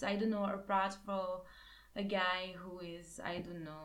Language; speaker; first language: English; non-native, fluent; French